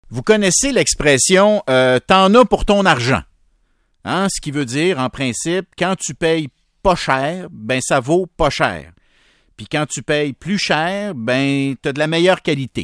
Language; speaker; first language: French; native; French